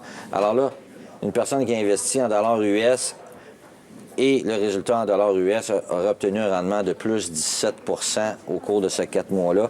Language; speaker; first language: French; native; French